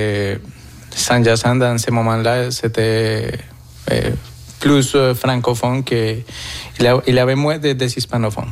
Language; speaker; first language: French; non-native, fluent; Spanish